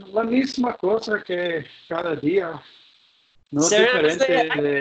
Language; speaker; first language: Spanish; non-native, learner; English